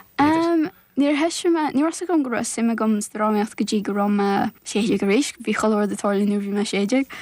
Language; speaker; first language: Irish; native; Irish